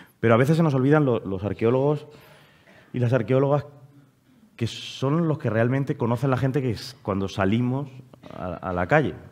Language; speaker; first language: Spanish; native; Spanish